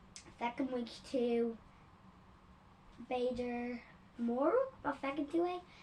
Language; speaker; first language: Irish; non-native, learner; English